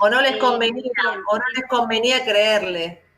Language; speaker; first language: Spanish; native; Spanish